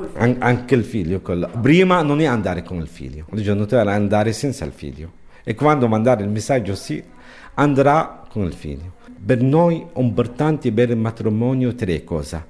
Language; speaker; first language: Italian; non-native, learner; Arabic